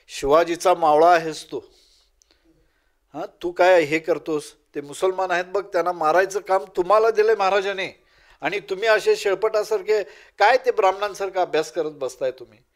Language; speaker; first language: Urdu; non-native, local second language; Marathi